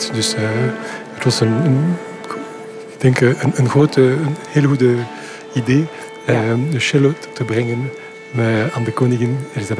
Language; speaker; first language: Dutch; non-native, local second language; French